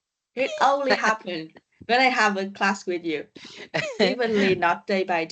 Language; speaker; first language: English; non-native, learner; Vietnamese